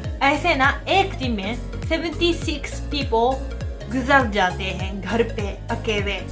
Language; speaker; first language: Hindi; non-native, fluent; Japanese